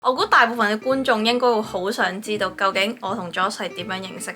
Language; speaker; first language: Cantonese; native; Cantonese